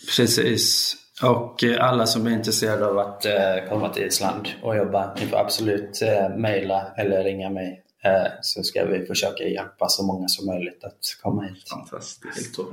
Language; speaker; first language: Swedish; early bilingual, other home language; Icelandic